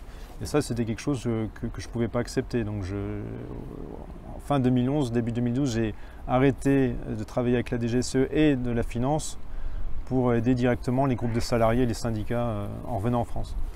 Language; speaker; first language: French; native; French